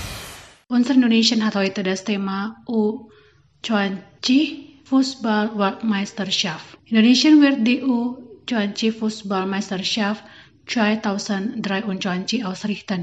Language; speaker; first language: German; non-native, fluent; Indonesian